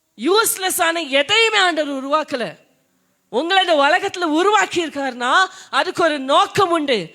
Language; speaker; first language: Tamil; native; Tamil